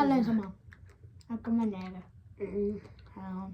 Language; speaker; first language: Finnish; native; Finnish